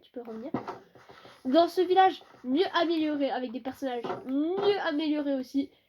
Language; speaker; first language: French; native; French